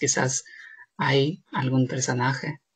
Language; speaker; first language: Spanish; non-native, fluent; Ukrainian